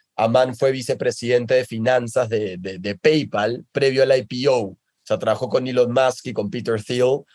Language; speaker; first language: Spanish; native; Spanish